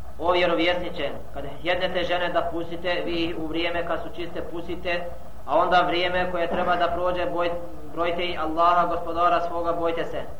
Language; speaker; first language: Bosnian; non-native, fluent; Arabic